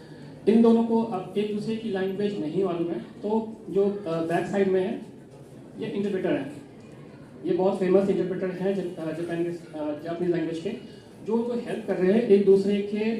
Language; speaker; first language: Hindi; native; Hindi